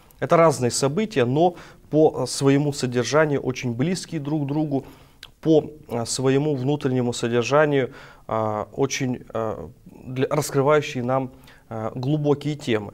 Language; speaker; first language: Russian; native; Russian